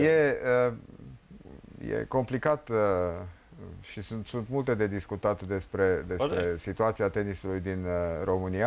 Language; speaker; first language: Romanian; native; Romanian